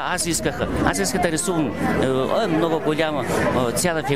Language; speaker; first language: Bulgarian; non-native, learner; Mongolian